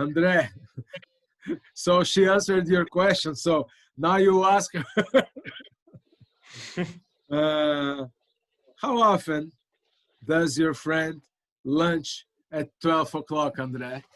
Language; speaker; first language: English; non-native, local second language; Portuguese